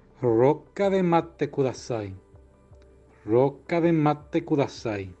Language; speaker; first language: Japanese; non-native, learner; English